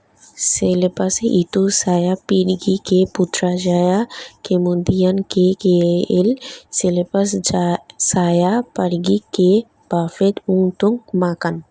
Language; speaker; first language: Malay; non-native, learner; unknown